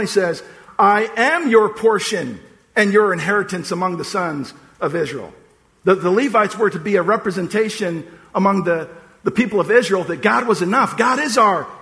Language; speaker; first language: English; native; English